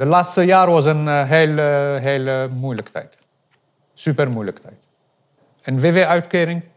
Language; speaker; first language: Dutch; non-native, fluent; Arabic